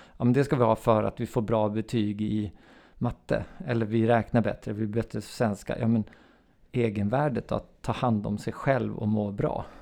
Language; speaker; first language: Swedish; native; Swedish